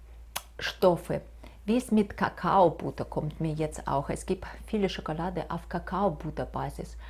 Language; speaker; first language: German; non-native, fluent; Russian